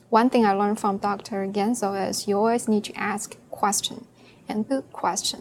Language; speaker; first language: English; non-native, fluent; Chinese